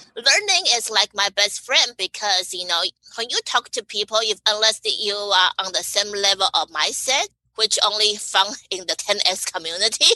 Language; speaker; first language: English; non-native, fluent; Chinese